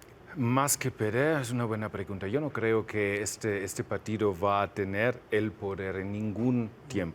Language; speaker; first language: Spanish; non-native, fluent; German